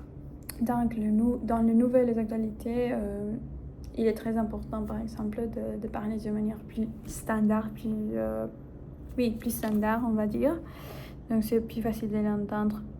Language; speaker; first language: French; non-native, fluent; Spanish